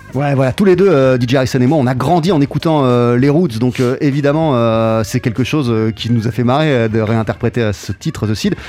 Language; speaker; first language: French; native; French